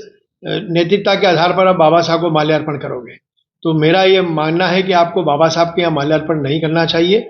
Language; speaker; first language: Hindi; native; Hindi